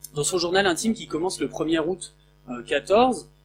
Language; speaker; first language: French; native; French